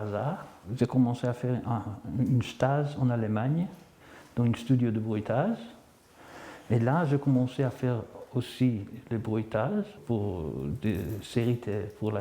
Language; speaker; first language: French; non-native, fluent; Greek